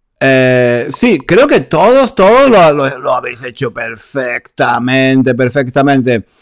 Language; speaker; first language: Spanish; native; Spanish